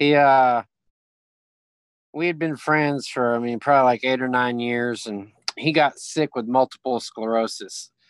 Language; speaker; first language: English; native; English